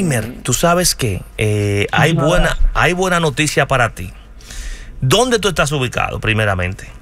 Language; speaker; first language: Spanish; native; Spanish